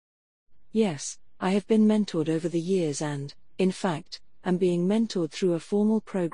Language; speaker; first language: English; native; English